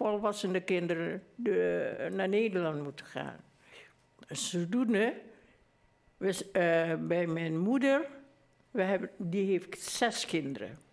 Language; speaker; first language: Dutch; early bilingual, other home language; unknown